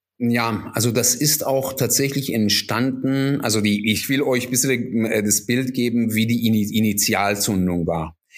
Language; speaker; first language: German; non-native, fluent; Persian